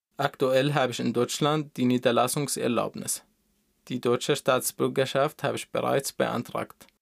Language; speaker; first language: German; non-native, fluent; Arabic